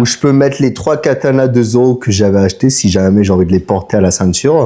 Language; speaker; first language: French; native; French